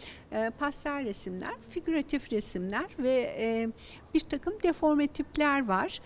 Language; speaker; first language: Turkish; native; Turkish